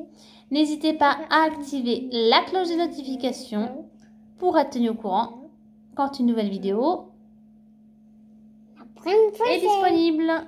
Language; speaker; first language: French; native; French